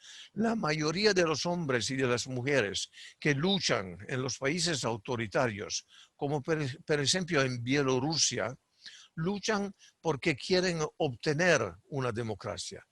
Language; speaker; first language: Spanish; non-native, fluent; Italian